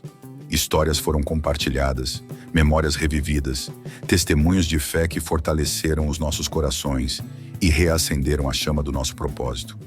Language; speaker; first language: Portuguese; native; Portuguese